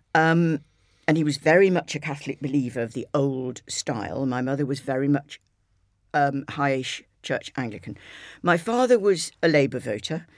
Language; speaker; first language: English; native; English